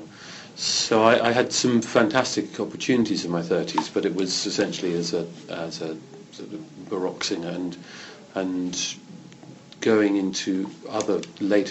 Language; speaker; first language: English; native; English